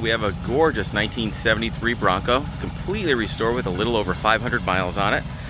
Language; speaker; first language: English; native; English